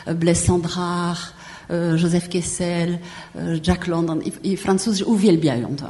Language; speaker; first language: Polish; non-native, fluent; French